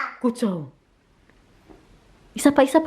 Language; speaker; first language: Filipino; non-native, local second language; Cebuano